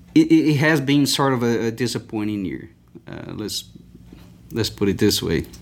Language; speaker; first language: English; non-native, fluent; Portuguese